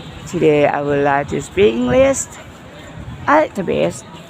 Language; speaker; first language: English; non-native, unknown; Thai